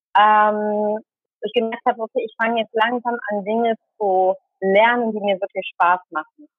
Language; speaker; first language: German; early bilingual, other home language; Tamil